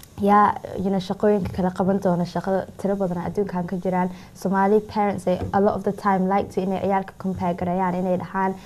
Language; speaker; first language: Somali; early bilingual, heritage; Somali